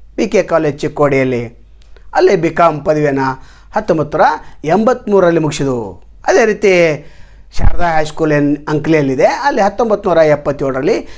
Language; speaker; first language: Kannada; native; Kannada